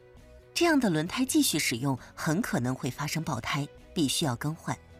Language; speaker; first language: Chinese; native; Chinese